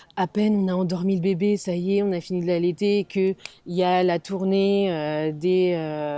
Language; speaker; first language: French; native; French